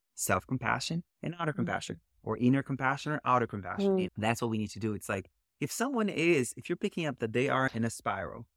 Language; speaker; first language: English; early bilingual, other home language; Portuguese